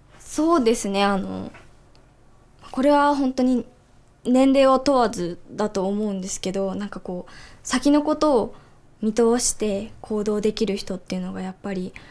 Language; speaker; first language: Japanese; native; Japanese